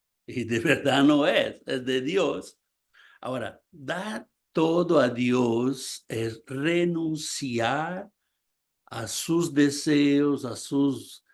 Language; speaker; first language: Spanish; non-native, fluent; Portuguese